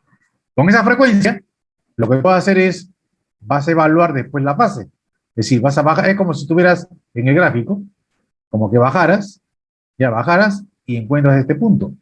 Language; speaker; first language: Spanish; native; Spanish